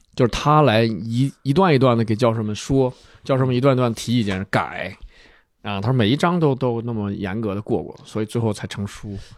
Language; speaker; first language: Chinese; native; Chinese